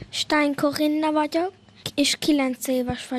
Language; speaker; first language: Hungarian; early bilingual, heritage; Hungarian